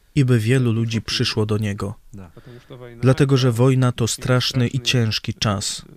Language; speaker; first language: Polish; non-native, fluent; Russian